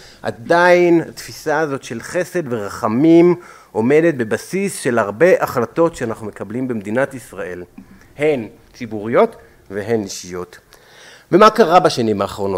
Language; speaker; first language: Hebrew; native; Hebrew